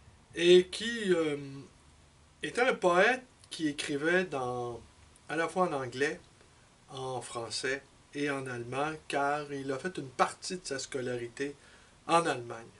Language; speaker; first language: French; native; French